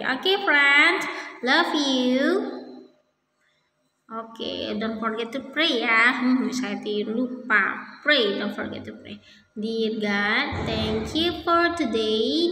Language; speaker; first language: English; non-native, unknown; Indonesian